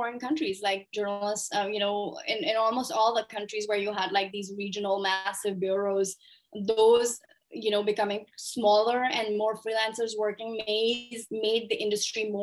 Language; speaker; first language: English; non-native, local second language; Urdu